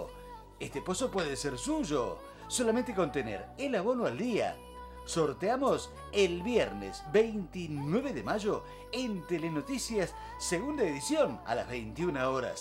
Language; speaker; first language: Spanish; native; Spanish